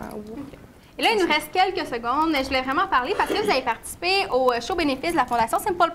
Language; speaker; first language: French; native; French